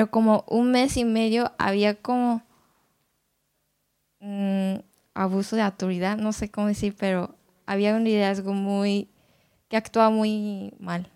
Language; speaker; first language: Spanish; non-native, learner; Japanese